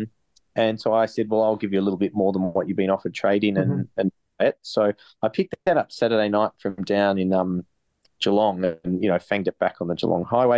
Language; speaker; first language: English; native; English